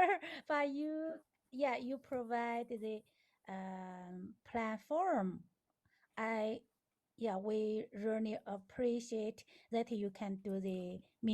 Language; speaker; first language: English; non-native, learner; Chinese